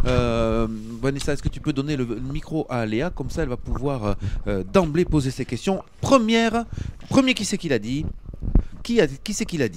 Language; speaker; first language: French; native; French